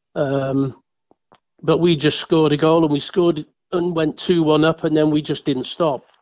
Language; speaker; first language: English; native; English